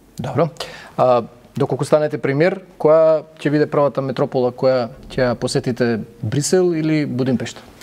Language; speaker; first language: Macedonian; native; Macedonian